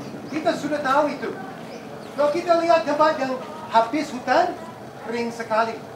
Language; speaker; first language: Indonesian; non-native, fluent; English